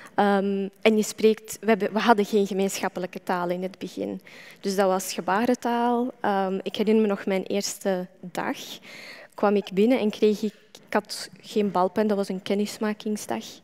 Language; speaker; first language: Dutch; non-native, fluent; Arabic